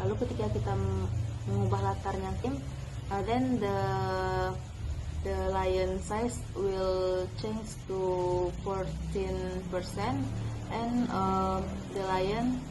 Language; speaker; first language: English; non-native, learner; Indonesian